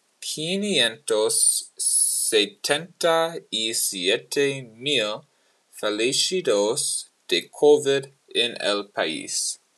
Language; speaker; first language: Spanish; non-native, learner; English